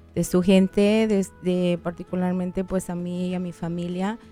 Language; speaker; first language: Spanish; native; Spanish